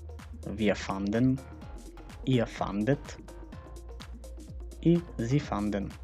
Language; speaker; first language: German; non-native, fluent; Macedonian